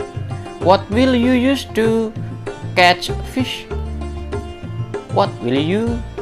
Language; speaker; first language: English; non-native, learner; Indonesian